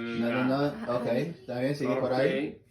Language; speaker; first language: Spanish; early bilingual, heritage; English